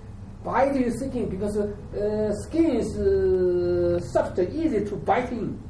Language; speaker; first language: English; non-native, learner; Chinese